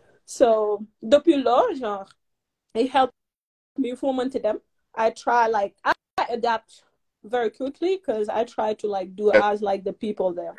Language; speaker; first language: English; non-native, fluent; Wolof